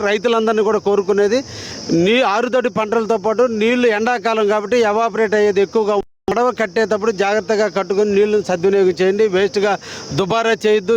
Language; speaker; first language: Telugu; native; Telugu